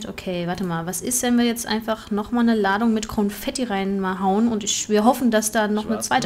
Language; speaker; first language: German; native; German